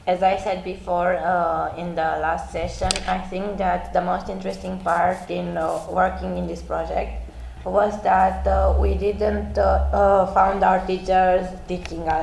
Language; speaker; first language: English; non-native, learner; Spanish